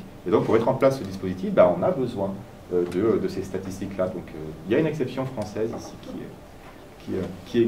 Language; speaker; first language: French; native; French